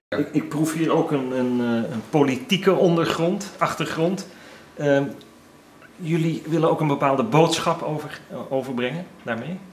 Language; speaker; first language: Dutch; native; Dutch